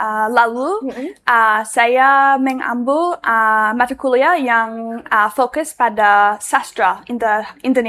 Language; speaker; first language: Indonesian; non-native, learner; English